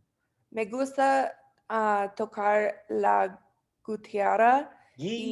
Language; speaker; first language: Spanish; non-native, learner; English